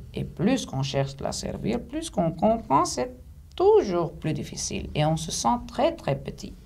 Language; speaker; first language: French; non-native, fluent; Greek